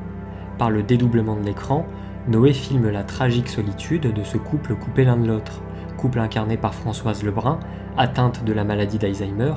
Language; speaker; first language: French; native; French